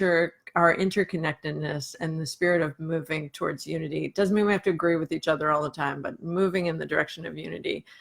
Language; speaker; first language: English; native; English